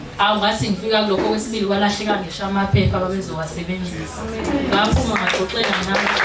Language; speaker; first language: Zulu; native; Zulu